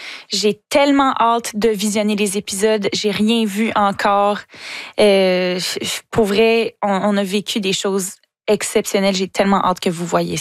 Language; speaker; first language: French; native; French